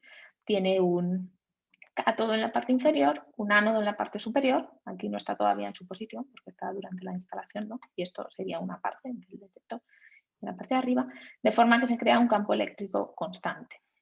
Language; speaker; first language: Spanish; native; Spanish